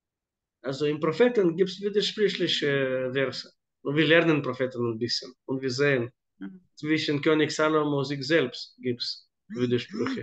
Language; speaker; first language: German; non-native, fluent; Hebrew